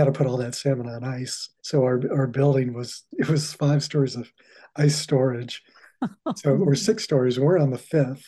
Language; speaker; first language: English; native; English